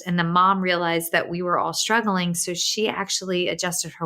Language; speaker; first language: English; native; English